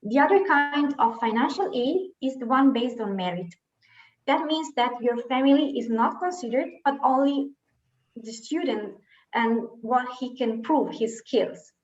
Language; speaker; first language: English; non-native, fluent; Italian